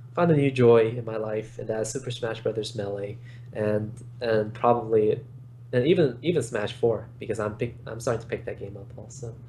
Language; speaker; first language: English; native; English